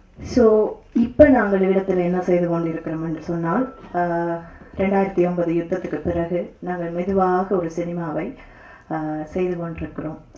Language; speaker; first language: Tamil; native; Tamil